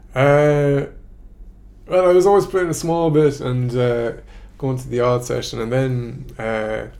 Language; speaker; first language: English; native; English